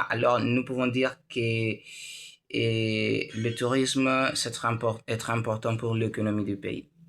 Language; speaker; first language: French; non-native, learner; Spanish